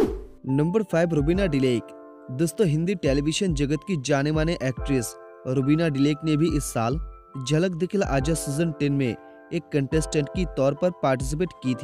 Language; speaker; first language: Hindi; native; Hindi